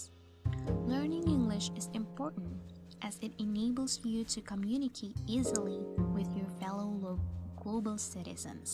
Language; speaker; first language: English; non-native, fluent; Indonesian